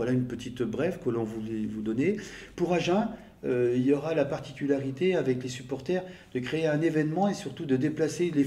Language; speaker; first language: French; native; French